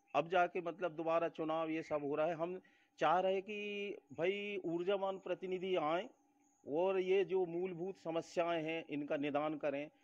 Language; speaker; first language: Hindi; native; Hindi